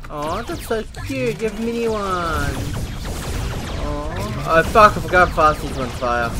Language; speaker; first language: English; native; English